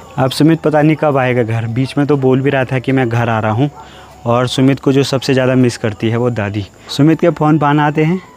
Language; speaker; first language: Hindi; native; Hindi